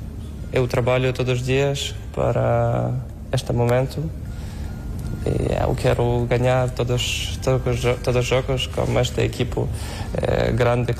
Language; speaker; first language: Portuguese; non-native, learner; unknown